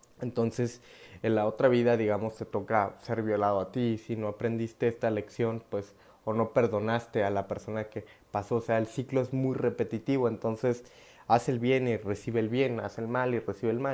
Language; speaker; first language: Spanish; native; Spanish